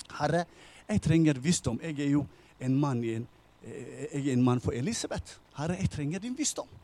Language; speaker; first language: Norwegian; non-native, fluent; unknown